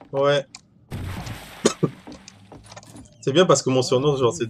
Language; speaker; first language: French; native; French